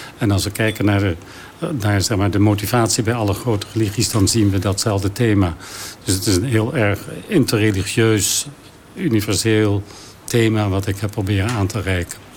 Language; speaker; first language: Dutch; native; Dutch